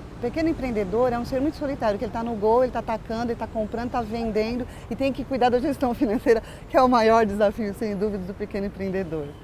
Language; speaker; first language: Portuguese; native; Portuguese